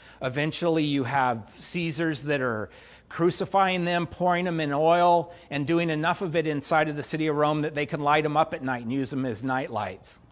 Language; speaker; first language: English; native; English